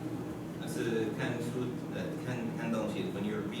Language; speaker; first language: Chinese; non-native, fluent; English